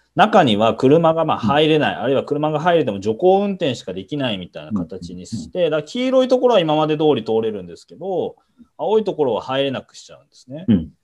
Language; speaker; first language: Japanese; native; Japanese